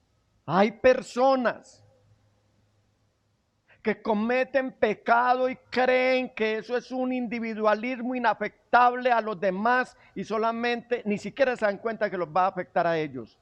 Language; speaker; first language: Spanish; native; Spanish